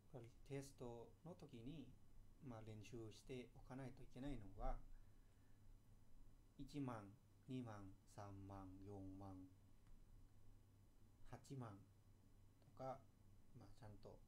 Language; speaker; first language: Japanese; non-native, fluent; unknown